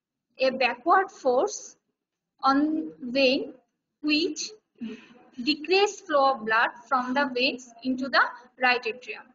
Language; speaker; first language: English; non-native, local second language; Bangla